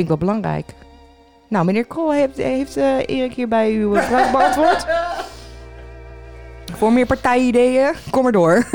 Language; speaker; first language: Dutch; native; Dutch